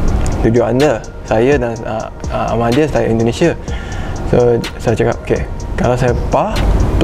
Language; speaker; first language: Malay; non-native, local second language; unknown